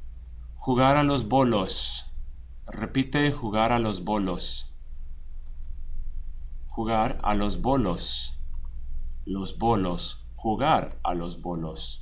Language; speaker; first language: Spanish; non-native, fluent; English